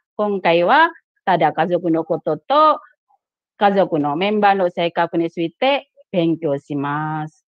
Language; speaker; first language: Japanese; non-native, fluent; Indonesian